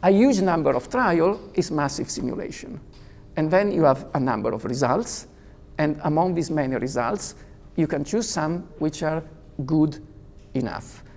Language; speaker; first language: English; non-native, fluent; Italian